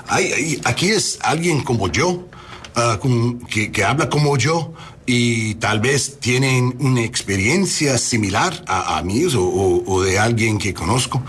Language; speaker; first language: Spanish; non-native, learner; English